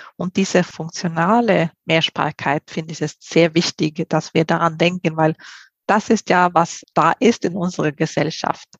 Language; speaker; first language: German; non-native, fluent; Swedish